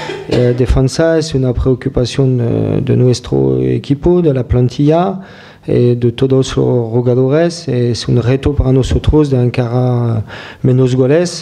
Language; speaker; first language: Spanish; non-native, fluent; French